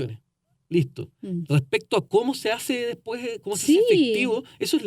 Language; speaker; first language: Spanish; native; Spanish